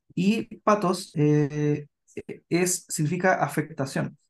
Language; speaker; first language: Spanish; native; Spanish